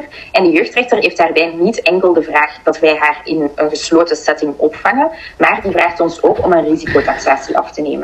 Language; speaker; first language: Dutch; native; Dutch